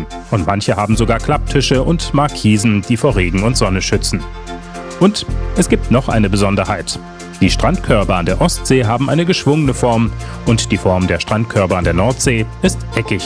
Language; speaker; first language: German; native; German